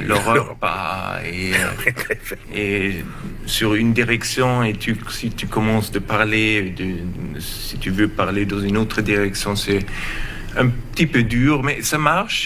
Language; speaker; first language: French; non-native, learner; German